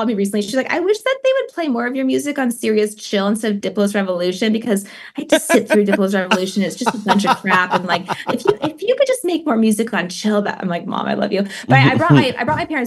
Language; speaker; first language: English; native; English